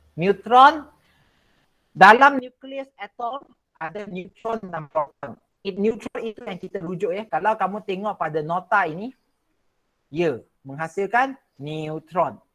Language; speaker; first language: Malay; non-native, local second language; Chinese